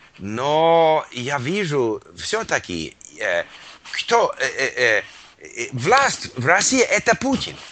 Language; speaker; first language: Russian; non-native, learner; English